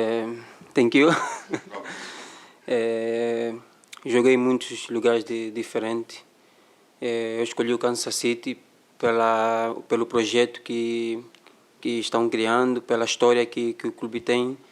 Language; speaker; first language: Portuguese; non-native, fluent; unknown